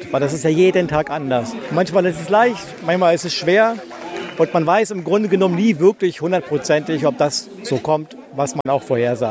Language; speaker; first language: German; native; German